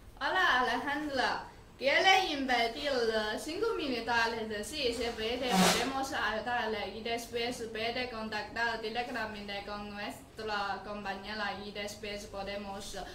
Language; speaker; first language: Spanish; non-native, learner; Chinese